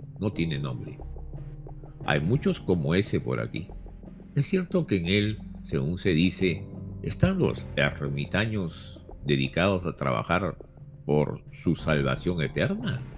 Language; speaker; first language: Spanish; native; Spanish